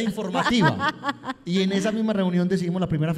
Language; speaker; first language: Spanish; native; Spanish